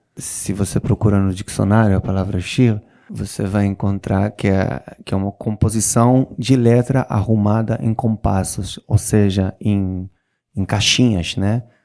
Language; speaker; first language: Portuguese; non-native, fluent; Hebrew